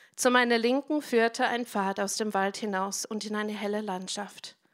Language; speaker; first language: German; non-native, fluent; English